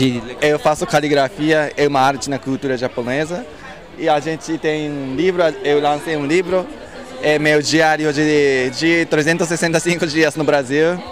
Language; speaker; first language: Portuguese; non-native, learner; Japanese